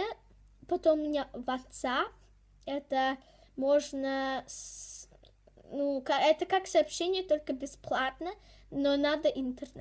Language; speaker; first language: Russian; early bilingual, heritage; Russian